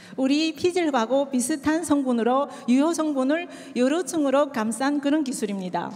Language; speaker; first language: Korean; native; Korean